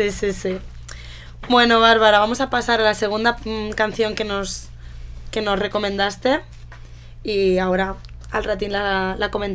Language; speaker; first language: Spanish; native; Spanish